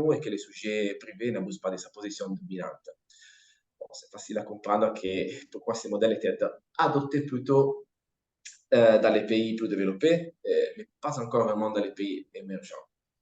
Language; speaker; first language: French; non-native, fluent; Italian